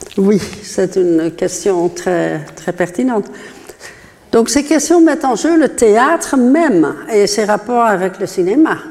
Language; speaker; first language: French; non-native, fluent; Dutch